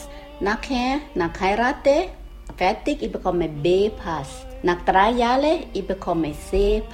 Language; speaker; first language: German; non-native, learner; Thai